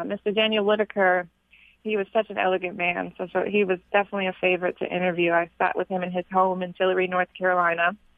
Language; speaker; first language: English; native; English